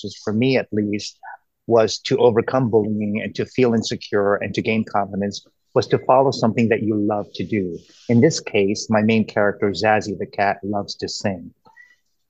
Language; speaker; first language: English; early bilingual, other home language; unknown